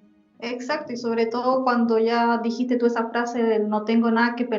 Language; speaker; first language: Spanish; native; Spanish